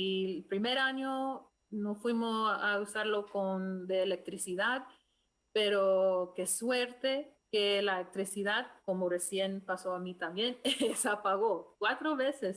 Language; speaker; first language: Spanish; non-native, fluent; English